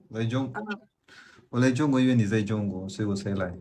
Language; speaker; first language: Chinese; non-native, fluent; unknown